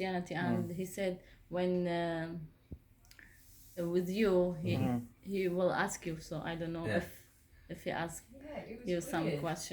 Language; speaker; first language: English; non-native, learner; Arabic